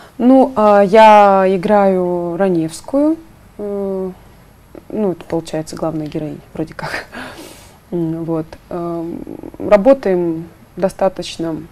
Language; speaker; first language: Russian; native; Russian